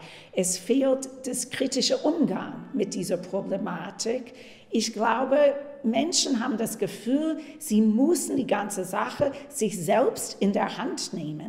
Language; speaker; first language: German; non-native, fluent; English